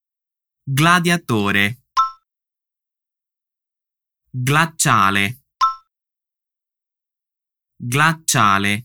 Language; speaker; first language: Italian; non-native, fluent; Portuguese